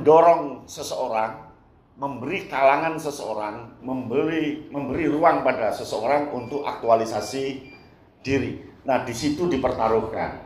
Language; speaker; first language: Indonesian; native; Indonesian